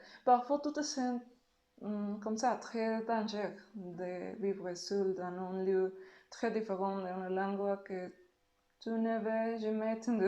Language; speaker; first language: French; non-native, learner; Spanish